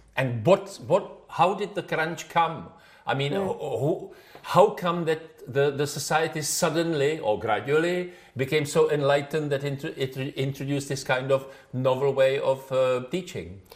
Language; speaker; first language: English; non-native, fluent; Czech